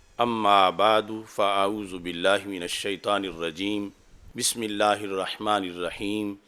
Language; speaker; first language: Urdu; non-native, local second language; Punjabi